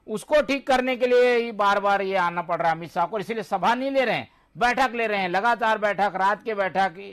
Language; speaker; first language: Hindi; native; Hindi